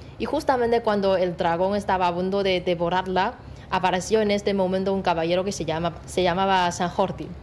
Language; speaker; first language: Spanish; non-native, fluent; Chinese